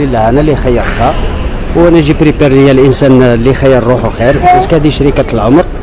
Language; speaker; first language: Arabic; native; Arabic